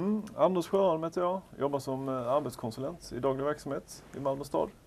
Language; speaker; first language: Swedish; native; Swedish